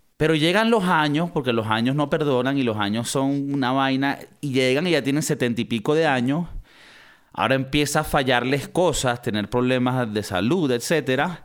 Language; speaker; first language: Spanish; native; Spanish